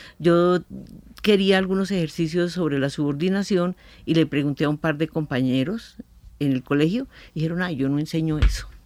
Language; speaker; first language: Spanish; native; Spanish